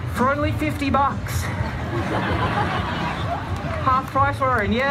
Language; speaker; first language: English; native; English